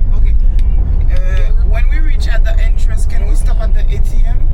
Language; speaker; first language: English; non-native, learner; French